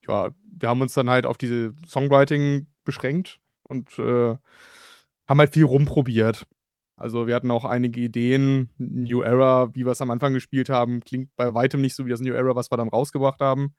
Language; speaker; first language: German; native; German